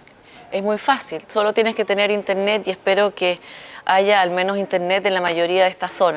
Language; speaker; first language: Spanish; native; Spanish